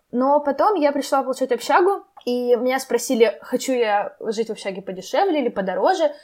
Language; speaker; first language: Russian; native; Russian